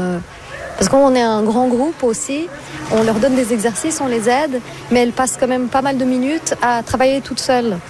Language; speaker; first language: French; non-native, fluent; Portuguese